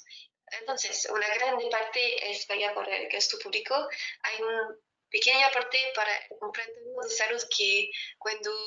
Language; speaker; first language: Spanish; non-native, fluent; French